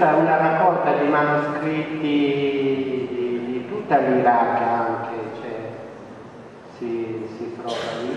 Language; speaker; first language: Italian; non-native, fluent; Central Kurdish